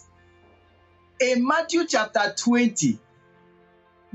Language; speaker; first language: English; non-native, local second language; Igbo